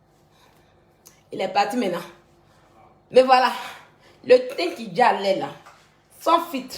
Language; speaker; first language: French; native; French